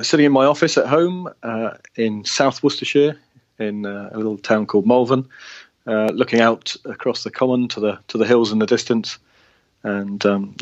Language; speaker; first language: English; native; English